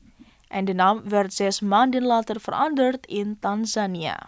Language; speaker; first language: Dutch; non-native, fluent; Indonesian